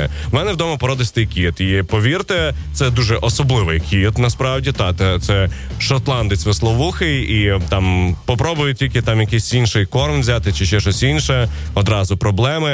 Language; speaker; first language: Ukrainian; native; Ukrainian